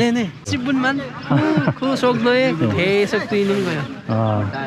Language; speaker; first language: Korean; non-native, learner; Nepali